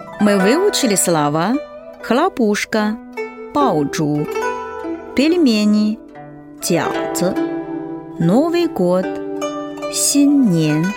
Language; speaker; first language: Russian; non-native, fluent; Chinese